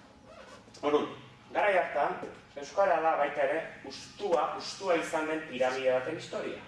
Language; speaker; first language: Basque; native; Basque